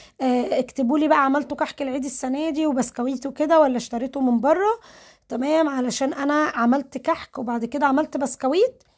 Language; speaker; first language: Arabic; native; Arabic